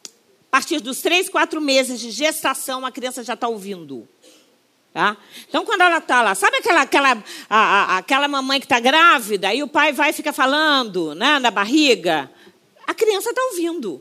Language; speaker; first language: Portuguese; native; Portuguese